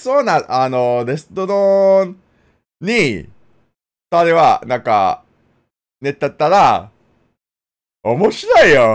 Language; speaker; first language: Japanese; non-native, learner; English